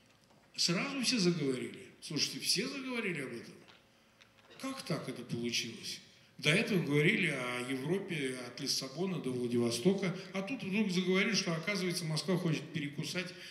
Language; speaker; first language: Russian; native; Russian